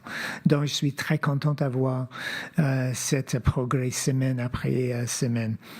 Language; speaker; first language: French; non-native, fluent; English